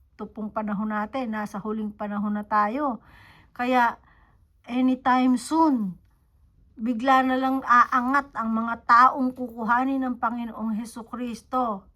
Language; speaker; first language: Filipino; native; Filipino